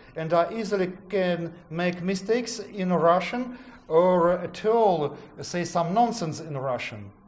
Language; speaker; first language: English; non-native, fluent; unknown